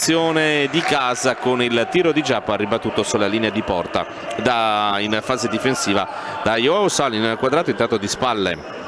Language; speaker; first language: Italian; native; Italian